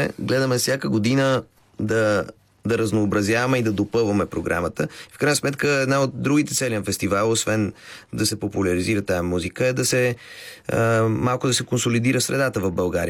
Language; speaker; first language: Bulgarian; native; Bulgarian